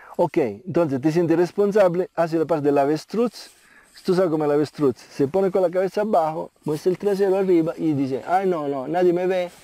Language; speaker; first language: Spanish; non-native, fluent; Italian